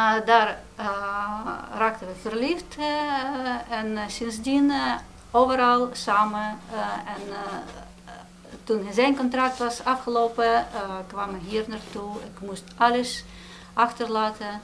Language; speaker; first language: Dutch; non-native, fluent; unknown